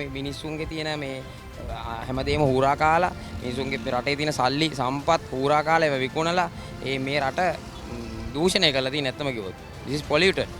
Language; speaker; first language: Sinhala; native; Sinhala